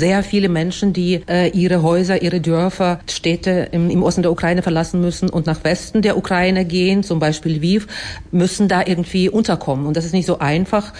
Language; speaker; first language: German; non-native, fluent; Ukrainian